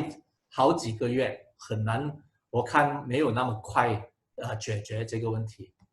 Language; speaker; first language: Chinese; non-native, local second language; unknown